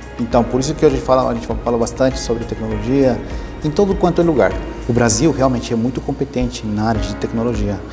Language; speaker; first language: Portuguese; early bilingual, other home language; Spanish